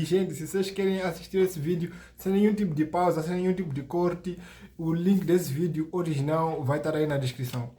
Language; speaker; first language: Portuguese; native; Portuguese